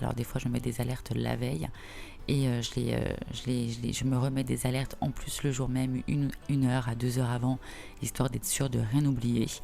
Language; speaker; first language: French; native; French